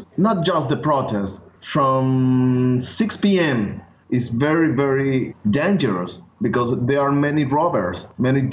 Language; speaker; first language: English; non-native, learner; Spanish